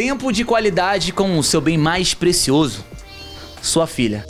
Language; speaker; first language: Portuguese; native; Portuguese